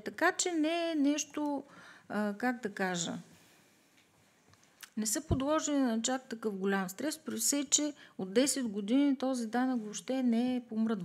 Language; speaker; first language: Bulgarian; native; Bulgarian